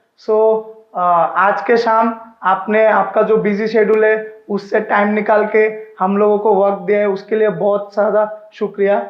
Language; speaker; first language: Hindi; non-native, local second language; Bangla